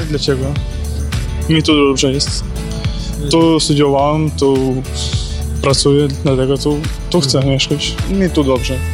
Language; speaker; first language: Polish; non-native, learner; Ukrainian